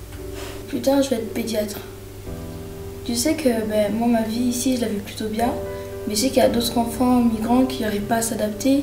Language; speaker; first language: French; early bilingual, other home language; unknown